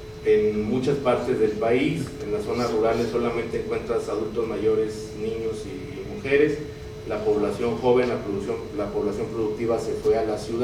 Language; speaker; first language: Spanish; native; Spanish